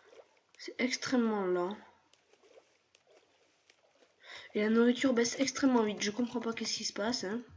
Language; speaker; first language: French; native; French